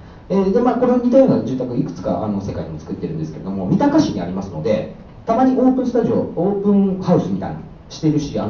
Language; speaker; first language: Japanese; native; Japanese